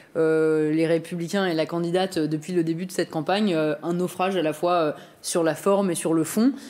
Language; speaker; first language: French; native; French